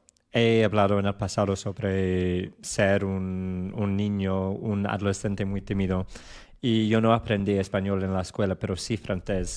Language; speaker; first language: Spanish; non-native, fluent; English